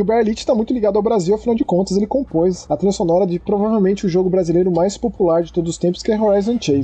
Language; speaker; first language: Portuguese; native; Portuguese